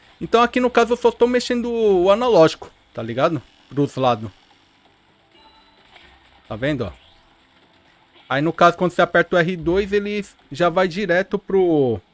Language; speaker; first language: Portuguese; native; Portuguese